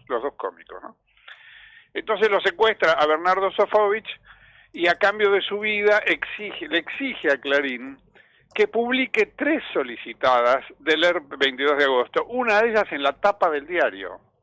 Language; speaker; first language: Spanish; native; Spanish